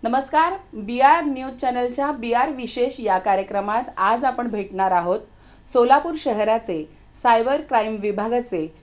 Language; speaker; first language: Marathi; native; Marathi